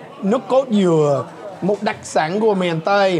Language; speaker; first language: Vietnamese; non-native, fluent; English